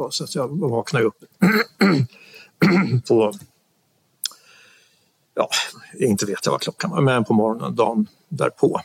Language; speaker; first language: Swedish; native; Swedish